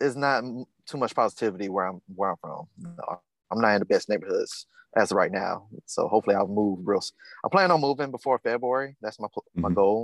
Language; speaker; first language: English; native; English